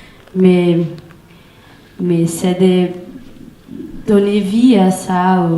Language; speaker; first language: French; non-native, fluent; Portuguese